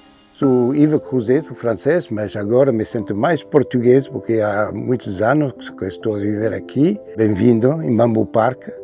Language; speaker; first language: Portuguese; non-native, fluent; French